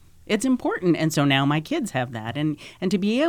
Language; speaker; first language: English; native; English